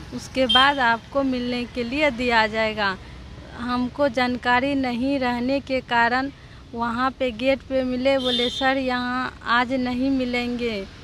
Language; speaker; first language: Hindi; native; Hindi